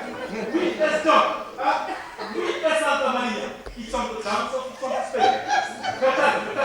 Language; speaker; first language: Dutch; non-native, local second language; Papiamento